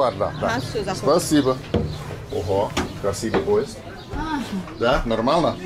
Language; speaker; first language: Russian; non-native, learner; English